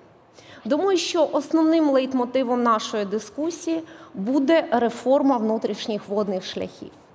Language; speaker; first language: Ukrainian; native; Ukrainian